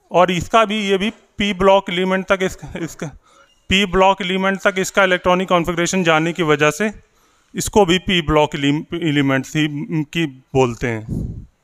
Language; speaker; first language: Hindi; native; Hindi